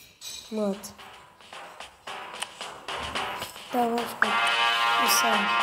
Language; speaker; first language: Portuguese; early bilingual, heritage; Portuguese